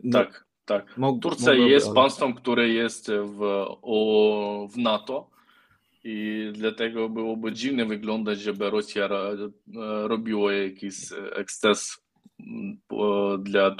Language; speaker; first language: Polish; non-native, learner; Ukrainian